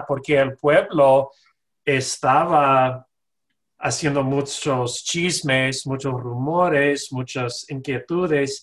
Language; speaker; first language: Spanish; non-native, fluent; English